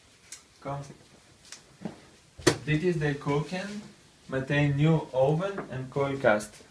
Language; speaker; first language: Dutch; non-native, learner; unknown